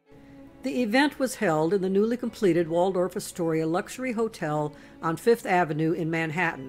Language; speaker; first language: English; native; English